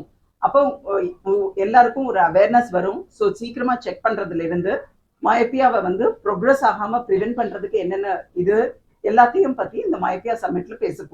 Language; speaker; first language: Tamil; native; Tamil